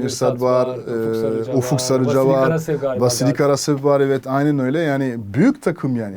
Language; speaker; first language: Turkish; non-native, fluent; French